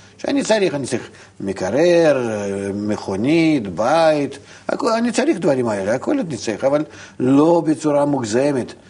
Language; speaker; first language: Hebrew; non-native, fluent; Russian